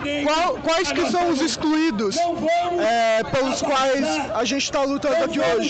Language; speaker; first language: Portuguese; native; Portuguese